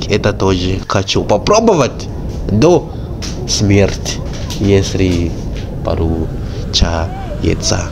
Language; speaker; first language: Russian; non-native, fluent; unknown